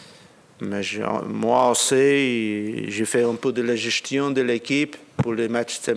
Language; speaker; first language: French; non-native, learner; Portuguese